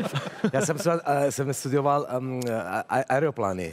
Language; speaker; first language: Czech; non-native, fluent; Italian